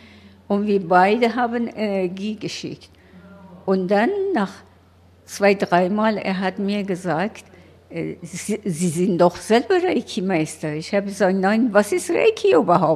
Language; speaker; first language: German; non-native, learner; Persian